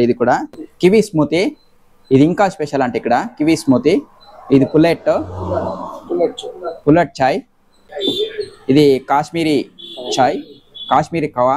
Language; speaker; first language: Telugu; native; Telugu